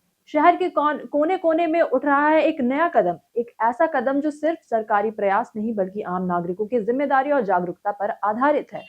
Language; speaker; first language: Hindi; native; Hindi